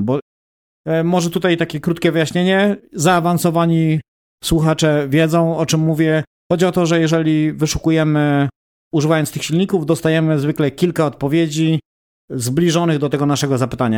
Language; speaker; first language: Polish; native; Polish